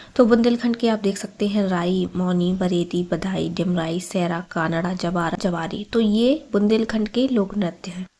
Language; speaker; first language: Hindi; native; Hindi